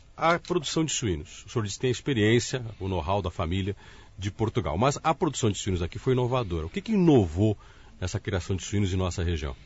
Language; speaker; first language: Portuguese; native; Portuguese